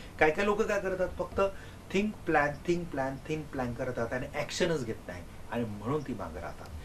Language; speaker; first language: Marathi; non-native, local second language; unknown